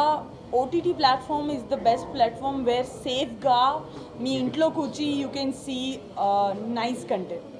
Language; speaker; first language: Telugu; non-native, learner; Gujarati